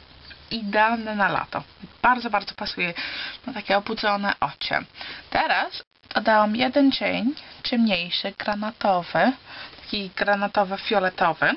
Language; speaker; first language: Polish; early bilingual, heritage; Polish